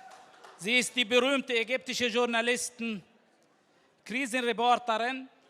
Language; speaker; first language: German; non-native, learner; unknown